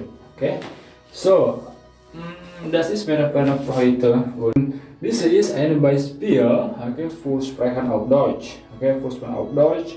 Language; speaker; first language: German; non-native, learner; Indonesian